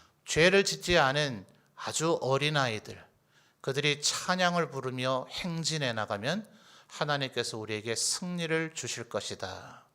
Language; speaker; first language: Korean; native; Korean